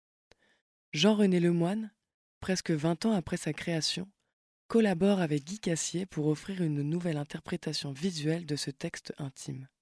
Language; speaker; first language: French; native; French